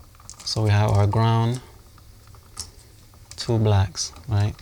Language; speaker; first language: English; native; English